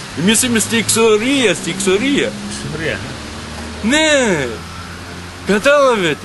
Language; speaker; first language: Greek; non-native, learner; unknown